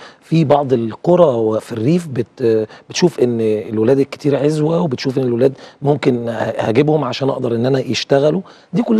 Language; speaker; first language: Arabic; native; Arabic